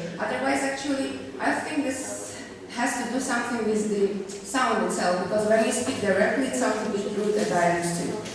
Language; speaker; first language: English; non-native, fluent; Russian